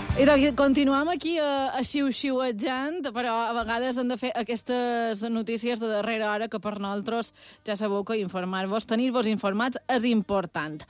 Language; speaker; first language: Catalan; native; Catalan